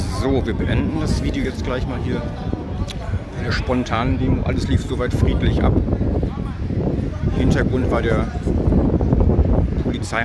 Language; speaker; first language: German; native; German